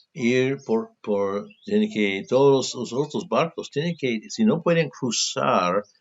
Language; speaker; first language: Spanish; non-native, fluent; English